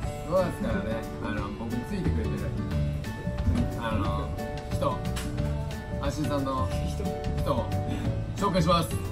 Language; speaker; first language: Japanese; native; Japanese